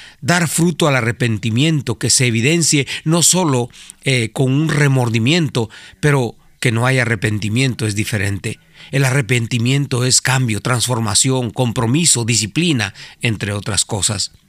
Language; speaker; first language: Spanish; native; Spanish